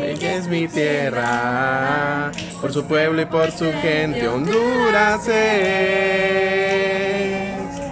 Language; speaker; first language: Spanish; native; Spanish